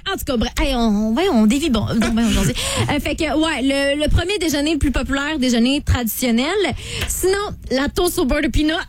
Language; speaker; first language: French; native; French